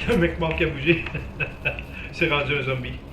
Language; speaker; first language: French; native; French